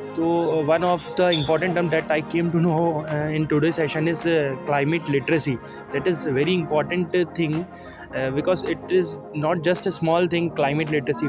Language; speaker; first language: English; non-native, local second language; Hindi